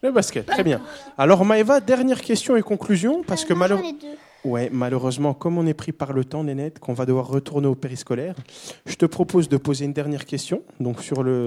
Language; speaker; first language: French; native; French